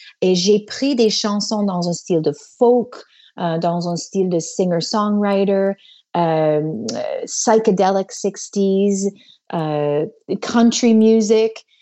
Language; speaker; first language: French; non-native, fluent; English